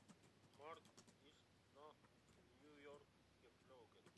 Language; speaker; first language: German; non-native, learner; Macedonian